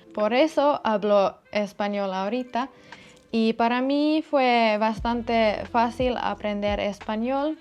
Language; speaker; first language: Spanish; non-native, fluent; Finnish